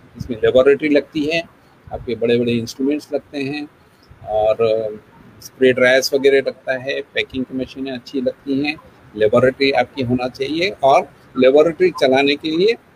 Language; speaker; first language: Hindi; non-native, local second language; Gujarati